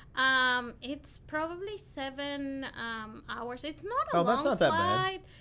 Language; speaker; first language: English; non-native, fluent; Spanish